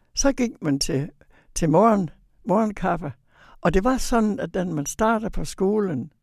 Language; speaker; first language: Danish; native; Danish